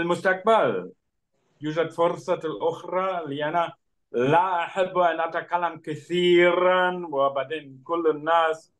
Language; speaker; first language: Arabic; non-native, learner; German